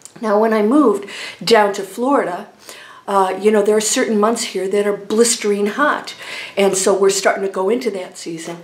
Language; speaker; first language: English; native; English